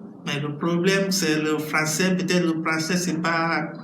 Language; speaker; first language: French; non-native, learner; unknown